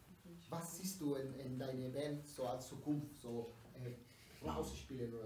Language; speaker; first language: German; non-native, learner; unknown